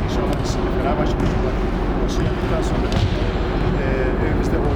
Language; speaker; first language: Turkish; native; Turkish